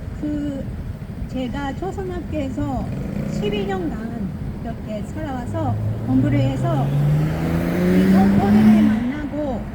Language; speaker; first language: Korean; early bilingual, heritage; Japanese